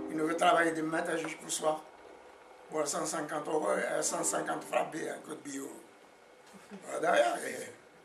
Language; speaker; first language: French; non-native, learner; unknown